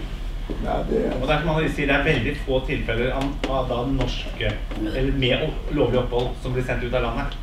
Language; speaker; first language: Norwegian; native; Norwegian